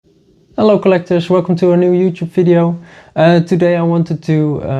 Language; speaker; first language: English; non-native, fluent; Dutch